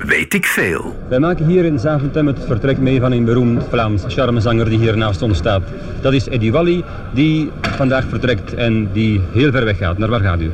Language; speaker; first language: Dutch; native; Dutch